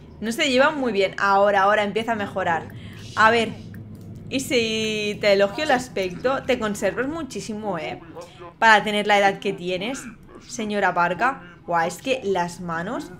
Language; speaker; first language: Spanish; native; Spanish